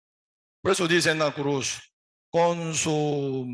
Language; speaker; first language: Spanish; non-native, learner; Korean